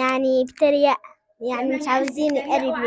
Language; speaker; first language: Arabic; native; Arabic